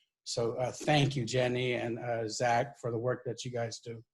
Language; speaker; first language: English; native; English